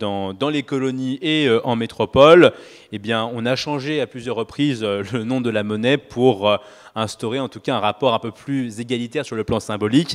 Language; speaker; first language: French; native; French